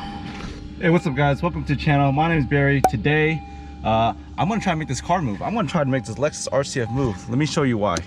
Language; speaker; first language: English; native; English